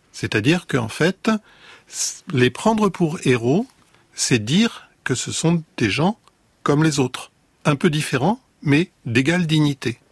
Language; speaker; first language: French; native; French